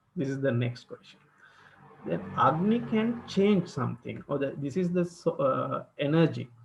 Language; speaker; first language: English; non-native, local second language; Sinhala